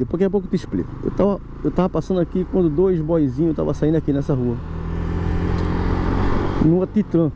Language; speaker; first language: Portuguese; native; Portuguese